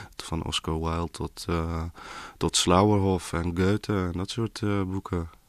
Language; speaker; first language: Dutch; early bilingual, other home language; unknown